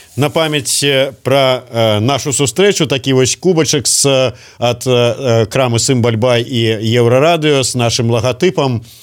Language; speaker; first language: Belarusian; native; Belarusian